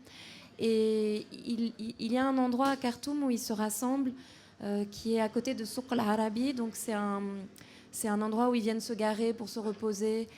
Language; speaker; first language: French; native; French